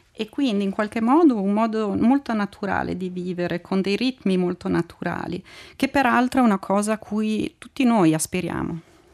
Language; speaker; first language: Italian; native; Italian